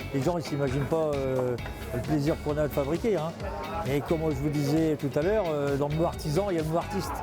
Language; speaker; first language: French; native; French